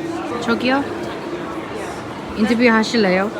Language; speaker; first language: Korean; non-native, learner; English